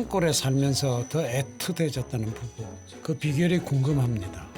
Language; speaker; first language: Korean; native; Korean